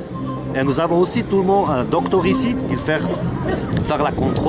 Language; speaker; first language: French; non-native, learner; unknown